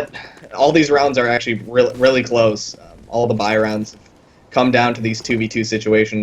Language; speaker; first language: English; native; English